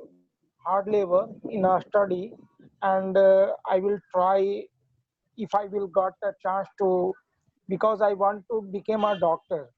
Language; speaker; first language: English; non-native, learner; Hindi